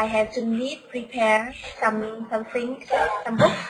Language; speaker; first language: English; non-native, learner; Vietnamese